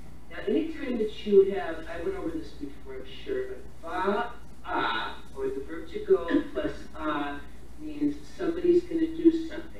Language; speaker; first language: English; native; English